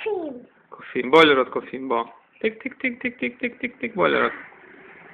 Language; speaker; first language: Hebrew; non-native, fluent; Russian